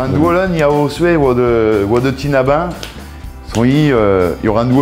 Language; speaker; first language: Chinese; non-native, learner; French